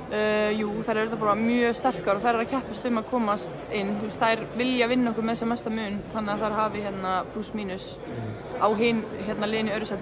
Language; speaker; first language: Icelandic; native; Icelandic